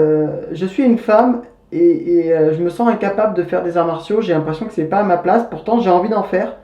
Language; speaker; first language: French; native; French